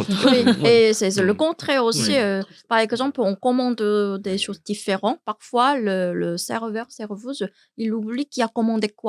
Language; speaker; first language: French; non-native, learner; Korean